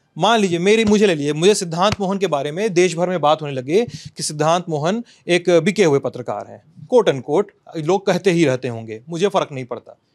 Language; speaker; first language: Hindi; native; Hindi